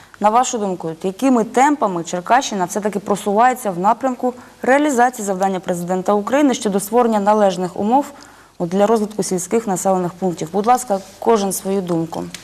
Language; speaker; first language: Ukrainian; native; Ukrainian